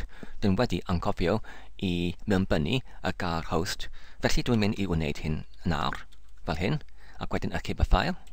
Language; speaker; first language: Welsh; non-native, learner; English